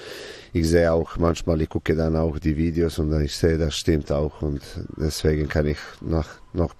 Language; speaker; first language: German; non-native, fluent; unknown